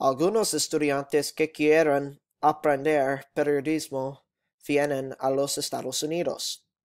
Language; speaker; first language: Spanish; non-native, learner; English